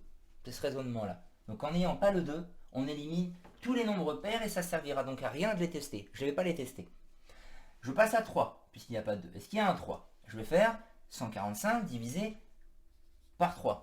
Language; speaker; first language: French; native; French